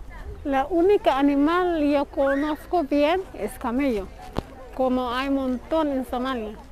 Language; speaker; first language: Spanish; non-native, learner; Somali